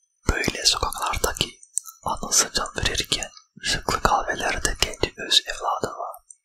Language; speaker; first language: Turkish; non-native, fluent; English